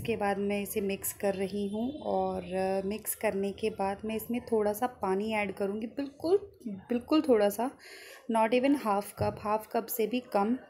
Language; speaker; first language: Hindi; native; Hindi